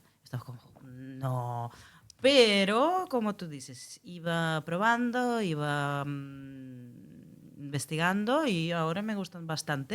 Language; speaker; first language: Spanish; non-native, fluent; Russian